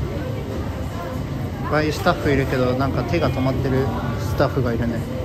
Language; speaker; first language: Japanese; native; Japanese